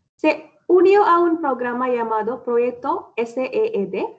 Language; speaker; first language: Spanish; non-native, learner; Malayalam